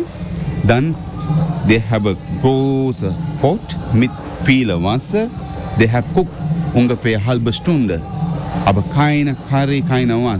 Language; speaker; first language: German; non-native, learner; Sinhala